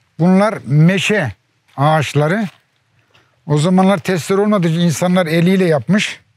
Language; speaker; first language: Turkish; native; Turkish